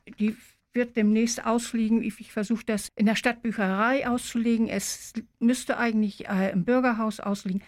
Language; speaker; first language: German; native; German